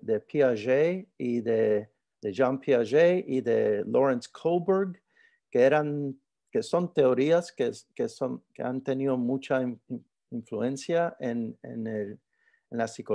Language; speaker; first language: Spanish; early bilingual, heritage; Spanish